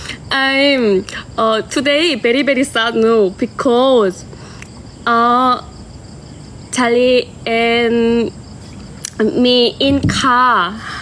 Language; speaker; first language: English; non-native, learner; Korean